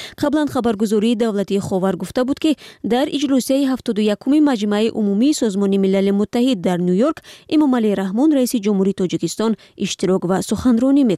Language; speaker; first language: Persian; native; Persian